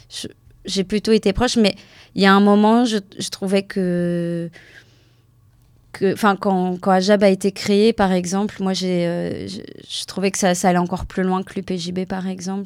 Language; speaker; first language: French; native; French